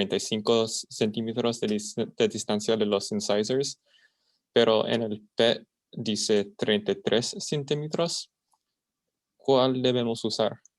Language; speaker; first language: Spanish; non-native, fluent; English